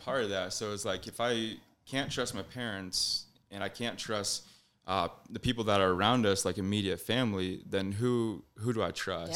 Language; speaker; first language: English; native; English